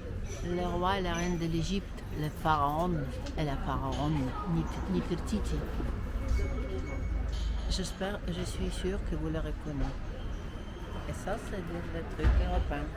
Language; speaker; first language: French; non-native, fluent; Russian